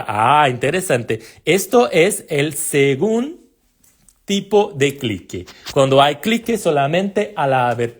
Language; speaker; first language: Spanish; non-native, fluent; Portuguese